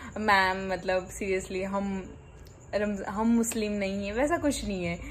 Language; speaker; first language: Hindi; non-native, local second language; Gujarati